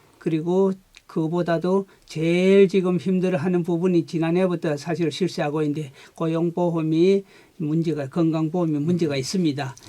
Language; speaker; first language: Korean; native; Korean